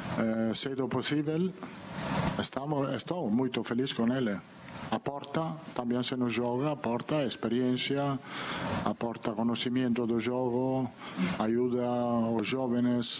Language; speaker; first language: Portuguese; non-native, learner; Italian